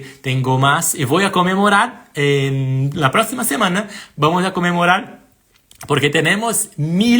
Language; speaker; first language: Spanish; non-native, fluent; Portuguese